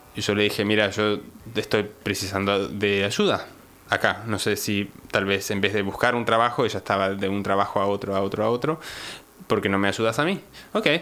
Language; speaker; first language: Spanish; native; Spanish